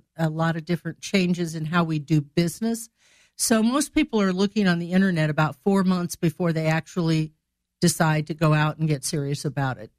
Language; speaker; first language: English; native; English